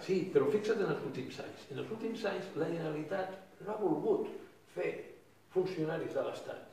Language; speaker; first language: Catalan; non-native, local second language; Spanish